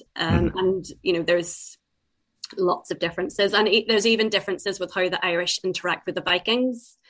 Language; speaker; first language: English; native; English